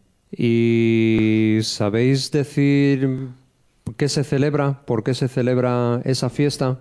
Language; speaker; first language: Spanish; native; Spanish